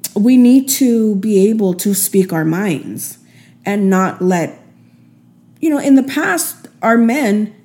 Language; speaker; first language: English; early bilingual, other home language; Spanish